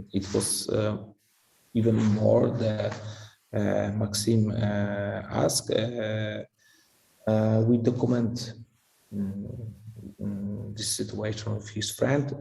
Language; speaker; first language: English; non-native, fluent; Polish